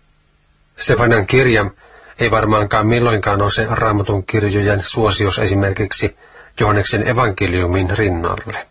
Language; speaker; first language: Finnish; native; Finnish